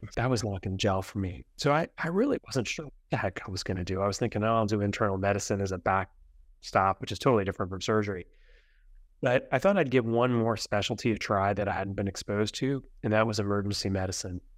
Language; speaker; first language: English; native; English